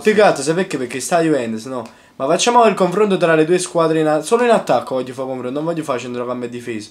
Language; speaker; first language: Italian; native; Italian